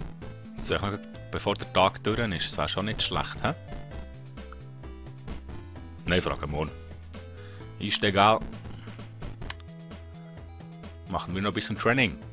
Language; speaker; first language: German; native; German